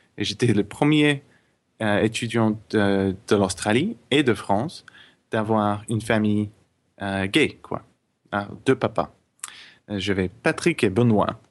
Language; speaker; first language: French; non-native, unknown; English